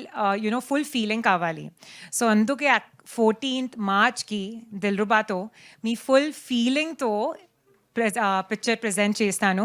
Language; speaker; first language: Telugu; non-native, learner; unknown